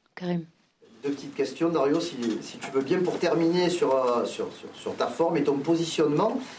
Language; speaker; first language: French; native; French